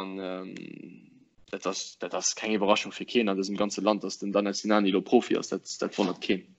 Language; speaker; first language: Luxembourgish; early bilingual, other home language; English